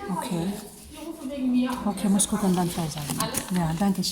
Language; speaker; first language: German; non-native, learner; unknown